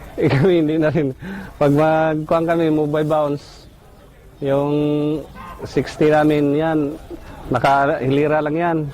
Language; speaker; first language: Filipino; non-native, local second language; Cebuano